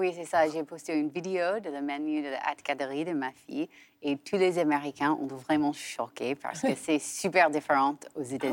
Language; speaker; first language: French; non-native, learner; English